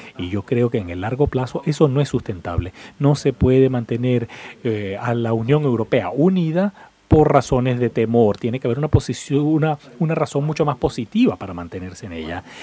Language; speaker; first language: Spanish; non-native, fluent; English